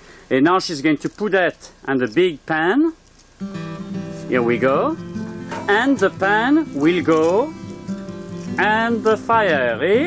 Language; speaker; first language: English; non-native, learner; French